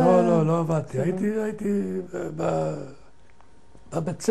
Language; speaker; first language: Hebrew; non-native, fluent; Ladino